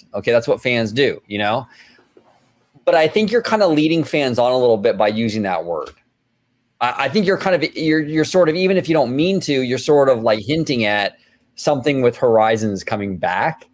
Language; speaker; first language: English; native; English